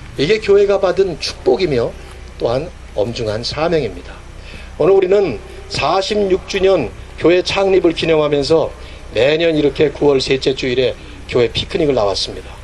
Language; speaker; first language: Korean; native; Korean